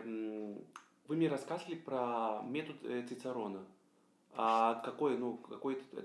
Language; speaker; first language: Russian; non-native, fluent; Greek